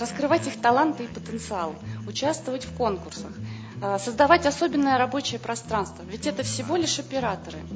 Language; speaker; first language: Russian; native; Russian